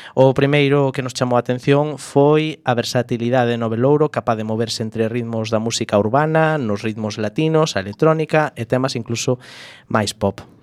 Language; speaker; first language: Galician; native; Galician